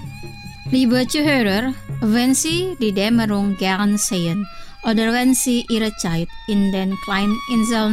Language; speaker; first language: German; non-native, fluent; Indonesian